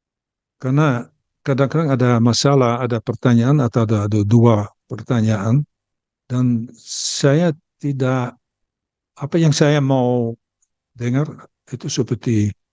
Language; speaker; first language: Indonesian; early bilingual, heritage; Dutch